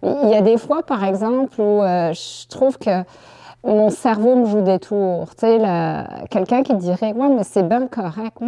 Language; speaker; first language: French; native; French